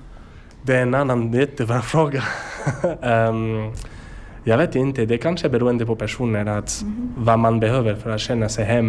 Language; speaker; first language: Swedish; non-native, learner; French